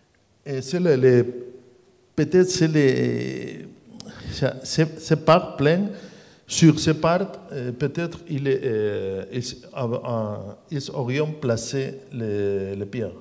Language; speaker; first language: French; non-native, learner; Spanish